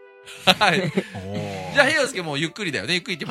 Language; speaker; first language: Japanese; native; Japanese